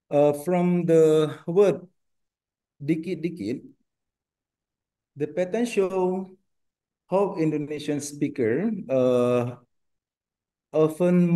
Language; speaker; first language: English; non-native, learner; Indonesian